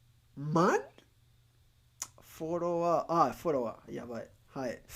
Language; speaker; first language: Japanese; non-native, learner; English